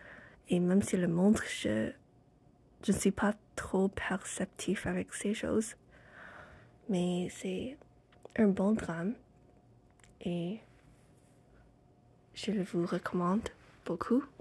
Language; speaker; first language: French; non-native, fluent; English